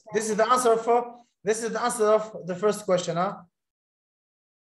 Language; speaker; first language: English; non-native, fluent; Arabic